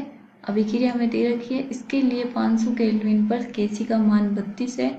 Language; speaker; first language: Hindi; native; Hindi